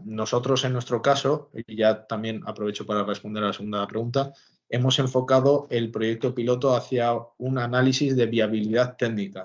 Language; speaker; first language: Spanish; native; Spanish